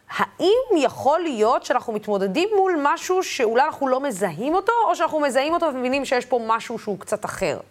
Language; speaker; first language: Hebrew; non-native, local second language; Arabic